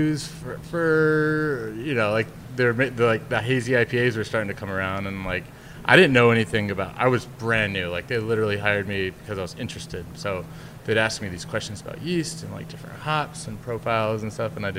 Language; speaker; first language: English; native; English